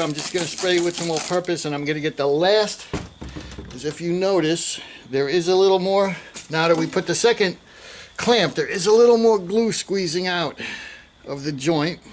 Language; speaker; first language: English; native; English